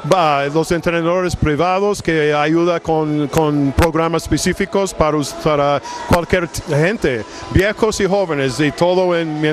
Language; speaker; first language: Spanish; non-native, learner; English